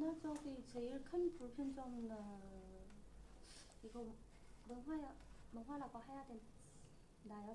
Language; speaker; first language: Korean; non-native, learner; Chinese